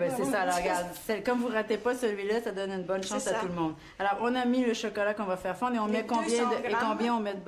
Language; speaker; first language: French; native; French